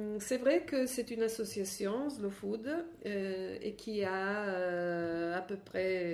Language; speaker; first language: French; non-native, fluent; Italian